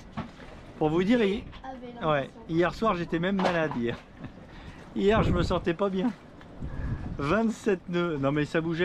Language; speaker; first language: French; native; French